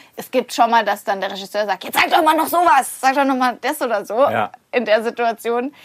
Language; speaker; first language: German; native; German